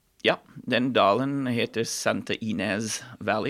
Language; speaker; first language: Norwegian; non-native, fluent; English